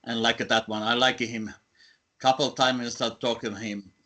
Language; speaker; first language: English; non-native, learner; Finnish